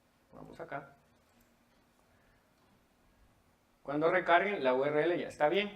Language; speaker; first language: Spanish; native; Spanish